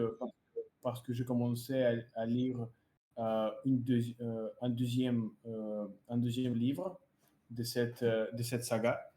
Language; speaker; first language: French; non-native, learner; Russian